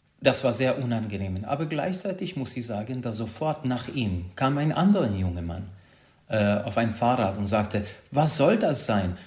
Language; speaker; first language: German; non-native, fluent; Hungarian